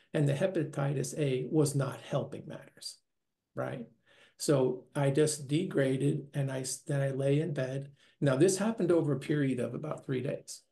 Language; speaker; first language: English; native; English